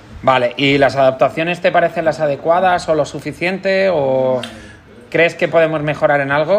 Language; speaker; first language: Spanish; non-native, learner; Portuguese